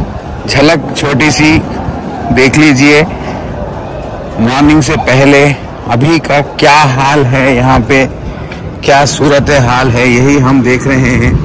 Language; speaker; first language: Hindi; native; Hindi